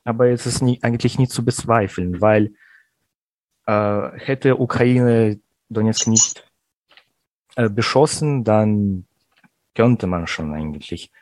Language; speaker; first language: German; non-native, fluent; Russian